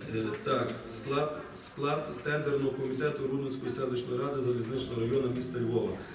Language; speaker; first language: Ukrainian; native; Ukrainian